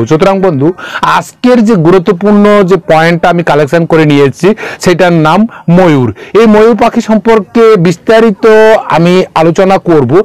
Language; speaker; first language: Bangla; non-native, local second language; Kok Borok